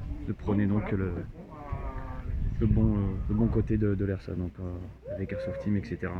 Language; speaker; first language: French; native; French